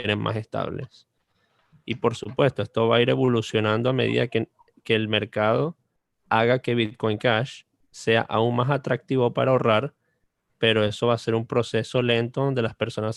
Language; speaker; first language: Spanish; native; Spanish